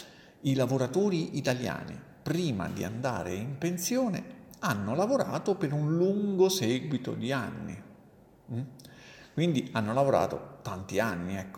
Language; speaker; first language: Italian; native; Italian